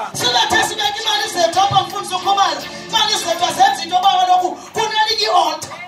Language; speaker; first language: Zulu; non-native, local second language; Xhosa